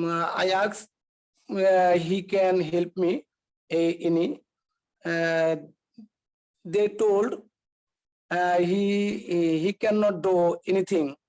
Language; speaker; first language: English; non-native, learner; Bangla